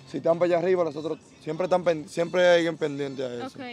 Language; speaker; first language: Spanish; native; Spanish